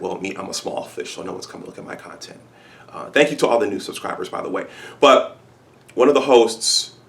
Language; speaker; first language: English; native; English